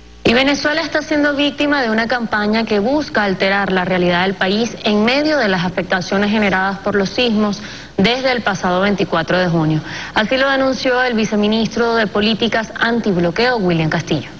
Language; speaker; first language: Spanish; native; Spanish